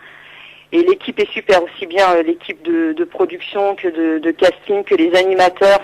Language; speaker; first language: French; native; French